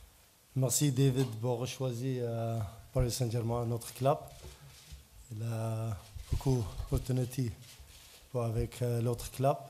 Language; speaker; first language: French; non-native, learner; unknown